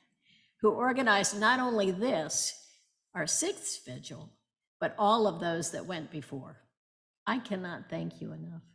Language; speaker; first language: English; native; English